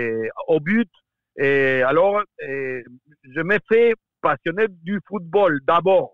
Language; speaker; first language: French; non-native, fluent; Spanish